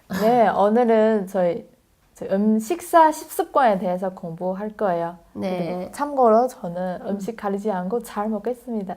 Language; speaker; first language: Korean; non-native, local second language; Chinese